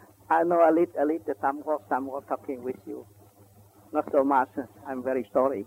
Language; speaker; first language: English; non-native, learner; Vietnamese